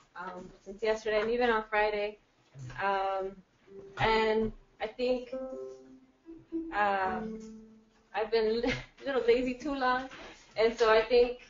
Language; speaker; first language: English; native; English